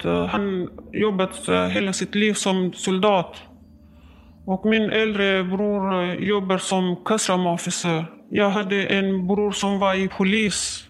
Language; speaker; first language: Swedish; non-native, learner; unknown